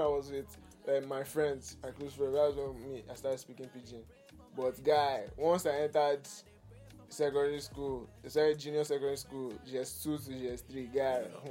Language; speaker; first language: English; non-native, local second language; Yoruba